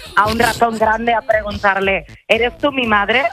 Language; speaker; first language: Spanish; non-native, fluent; German